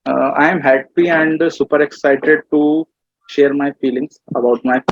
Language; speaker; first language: English; non-native, learner; Hindi